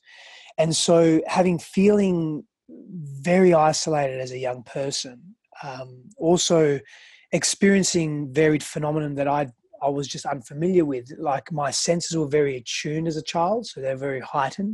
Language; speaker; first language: English; early bilingual, other home language; Greek